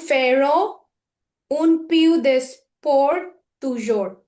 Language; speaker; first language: French; non-native, learner; Persian